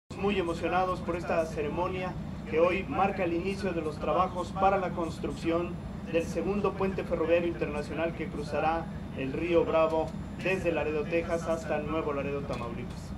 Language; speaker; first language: Spanish; native; Spanish